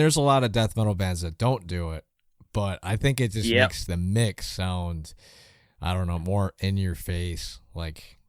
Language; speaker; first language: English; native; English